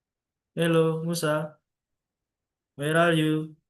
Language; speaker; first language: English; non-native, local second language; Javanese